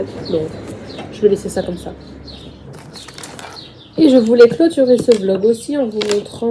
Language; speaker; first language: French; native; French